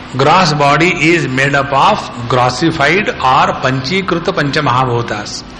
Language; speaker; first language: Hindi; non-native, local second language; Marathi